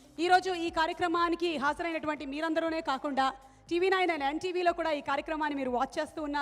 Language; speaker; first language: Telugu; native; Telugu